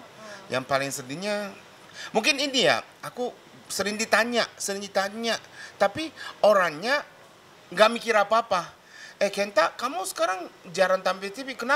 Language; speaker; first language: Indonesian; non-native, fluent; Japanese